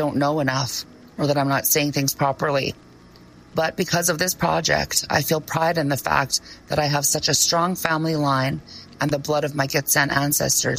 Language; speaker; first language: English; native; English